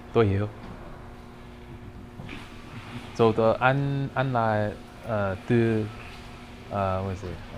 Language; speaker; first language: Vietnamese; non-native, learner; English